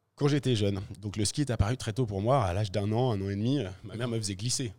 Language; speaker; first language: French; native; French